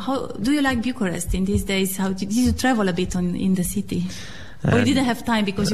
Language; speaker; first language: English; non-native, fluent; Romanian